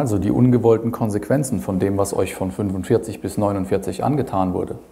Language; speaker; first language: German; native; German